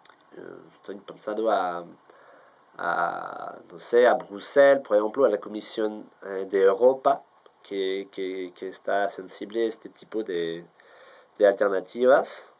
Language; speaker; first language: Spanish; non-native, fluent; French